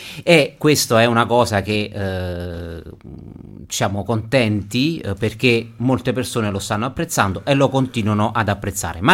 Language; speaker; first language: Italian; native; Italian